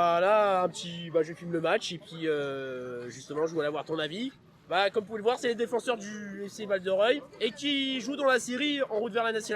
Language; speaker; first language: French; native; French